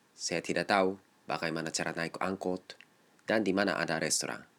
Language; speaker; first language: Indonesian; non-native, learner; Japanese